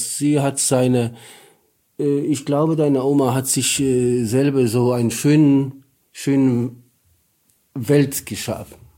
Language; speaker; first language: German; non-native, learner; Polish